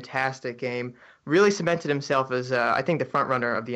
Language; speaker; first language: English; native; English